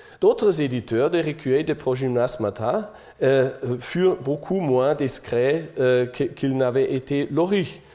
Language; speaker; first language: French; non-native, fluent; German